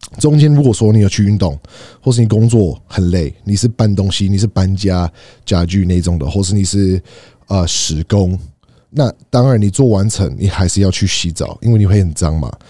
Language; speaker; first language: Chinese; non-native, fluent; English